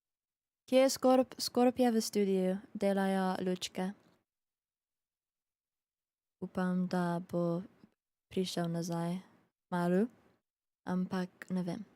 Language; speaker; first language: Slovenian; early bilingual, heritage; Slovenian